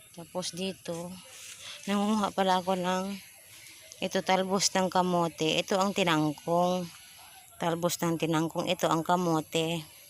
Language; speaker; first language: Filipino; non-native, local second language; Cebuano